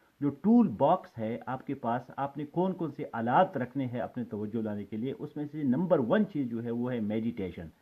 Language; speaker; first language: Urdu; non-native, local second language; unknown